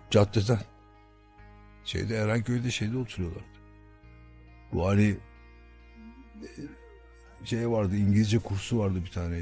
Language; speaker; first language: Turkish; native; Turkish